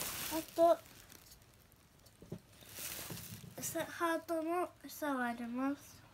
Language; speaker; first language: Japanese; early bilingual, other home language; Portuguese